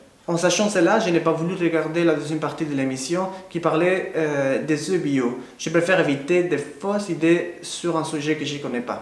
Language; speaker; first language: French; non-native, fluent; Spanish